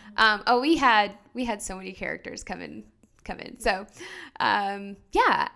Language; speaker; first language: English; native; English